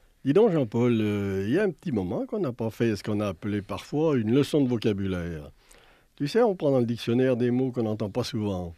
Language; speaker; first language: French; native; French